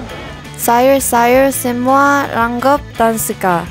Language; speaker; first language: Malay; non-native, fluent; Korean